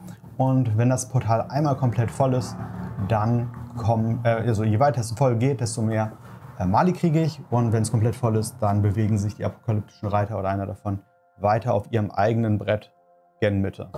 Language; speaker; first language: German; native; German